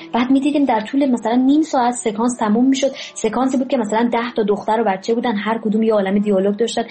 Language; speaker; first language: Persian; native; Persian